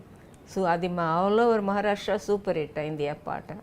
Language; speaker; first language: Telugu; non-native, local second language; Tamil